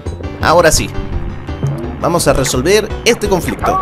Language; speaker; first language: Spanish; native; Spanish